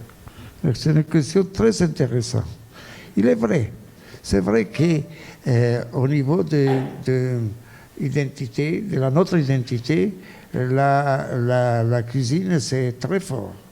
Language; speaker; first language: French; non-native, fluent; Italian